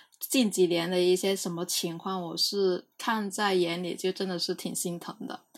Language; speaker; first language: Chinese; non-native, local second language; Cantonese